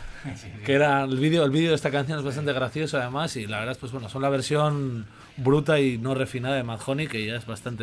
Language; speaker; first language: Spanish; native; Spanish